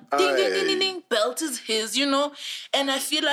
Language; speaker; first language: English; non-native, local second language; Zulu